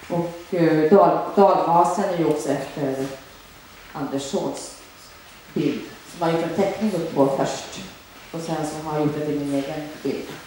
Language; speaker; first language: Swedish; early bilingual, other home language; Finnish